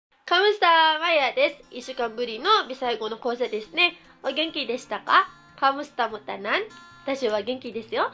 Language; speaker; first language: Japanese; non-native, fluent; Filipino